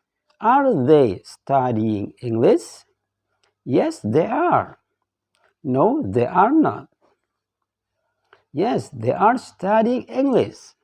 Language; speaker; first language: English; non-native, fluent; Indonesian